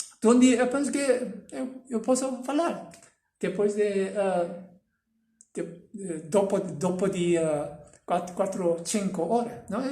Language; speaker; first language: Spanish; non-native, learner; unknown